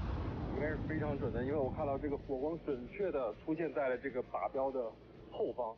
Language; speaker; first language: Chinese; native; Chinese